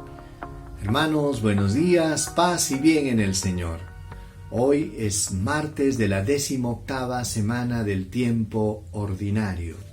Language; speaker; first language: Spanish; native; Spanish